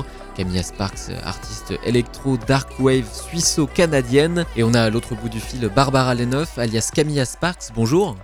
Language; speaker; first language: French; native; French